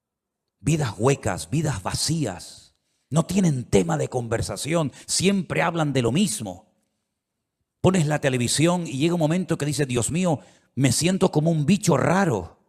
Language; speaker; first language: Spanish; native; Spanish